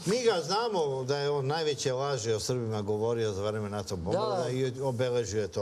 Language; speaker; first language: Bosnian; native; Bosnian